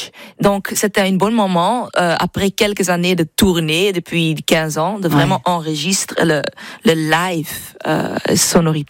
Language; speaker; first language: French; non-native, fluent; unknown